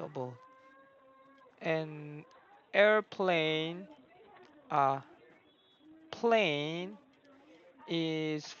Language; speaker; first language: English; non-native, learner; Korean